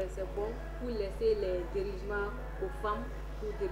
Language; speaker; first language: French; non-native, learner; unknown